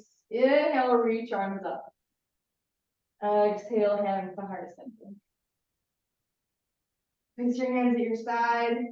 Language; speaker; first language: English; native; English